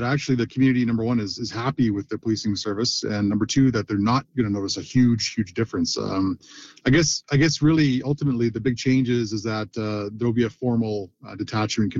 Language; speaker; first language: English; native; English